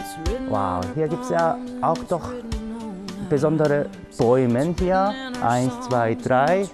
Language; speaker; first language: German; non-native, learner; Korean